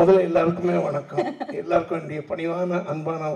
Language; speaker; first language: Tamil; native; Tamil